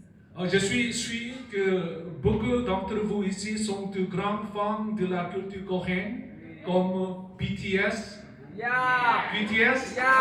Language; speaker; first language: French; non-native, learner; Korean